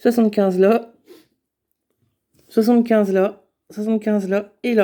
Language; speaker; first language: French; native; French